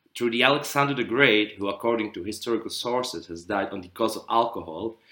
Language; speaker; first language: English; non-native, fluent; Czech